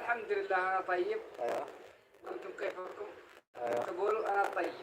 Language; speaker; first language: Arabic; non-native, learner; Malayalam